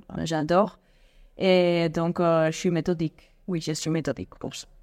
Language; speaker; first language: French; non-native, fluent; Spanish